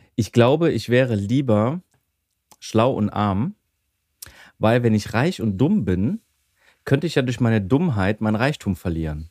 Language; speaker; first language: German; early bilingual, other home language; Greek